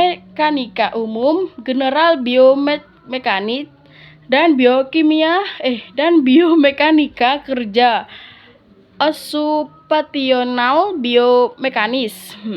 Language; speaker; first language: Indonesian; native; Indonesian